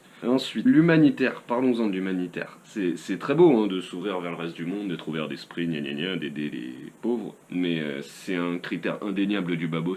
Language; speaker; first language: French; native; French